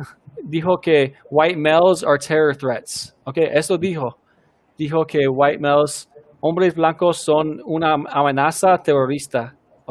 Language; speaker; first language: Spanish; non-native, fluent; English